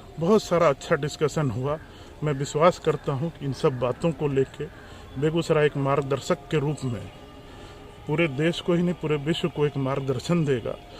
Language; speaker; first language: Hindi; native; Hindi